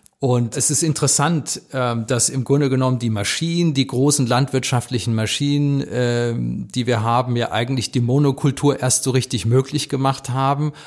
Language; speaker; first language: German; native; German